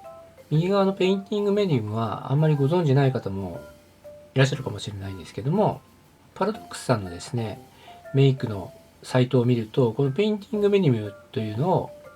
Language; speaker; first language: Japanese; native; Japanese